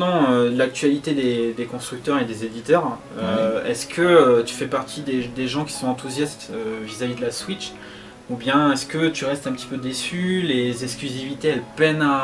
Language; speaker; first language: French; native; French